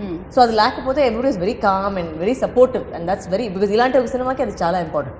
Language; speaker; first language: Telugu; non-native, fluent; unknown